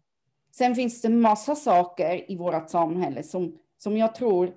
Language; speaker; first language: Swedish; non-native, fluent; German